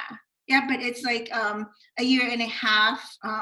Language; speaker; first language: English; non-native, local second language; Filipino